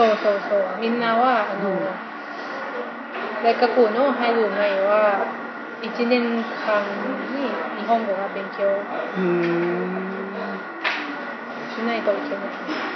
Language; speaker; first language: Japanese; non-native, learner; Thai